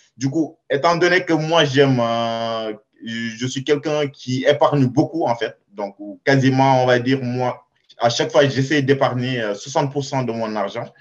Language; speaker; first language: French; non-native, local second language; Wolof